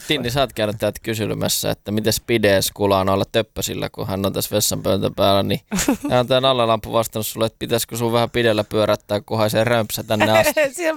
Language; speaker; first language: Finnish; native; Finnish